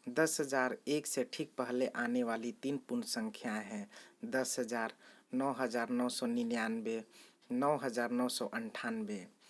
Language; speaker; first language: Hindi; native; Hindi